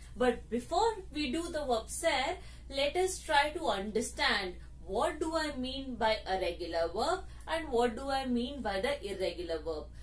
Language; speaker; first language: English; non-native, local second language; Hindi